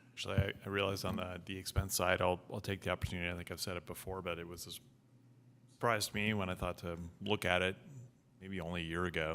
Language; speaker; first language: English; native; English